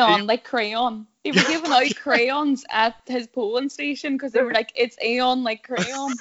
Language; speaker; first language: English; native; English